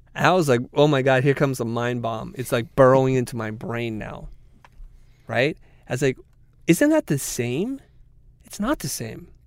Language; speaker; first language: English; native; English